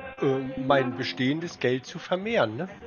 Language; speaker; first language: German; native; German